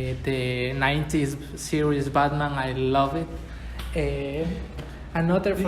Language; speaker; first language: English; non-native, learner; Spanish